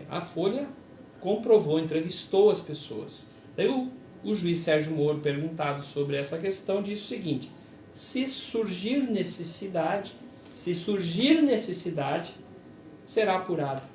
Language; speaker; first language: Portuguese; native; Portuguese